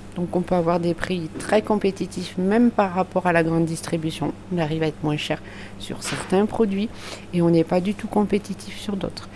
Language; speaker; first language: French; native; French